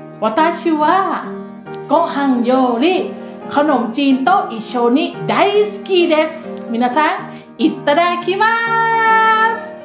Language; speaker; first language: Japanese; non-native, learner; Thai